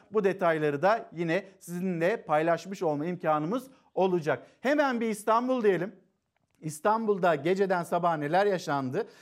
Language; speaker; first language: Turkish; native; Turkish